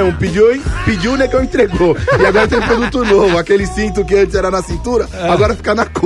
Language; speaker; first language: Portuguese; native; Portuguese